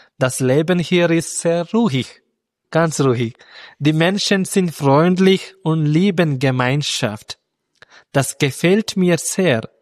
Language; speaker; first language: German; non-native, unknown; Malayalam